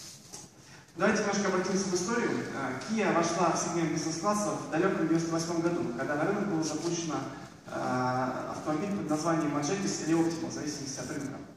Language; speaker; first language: Russian; native; Russian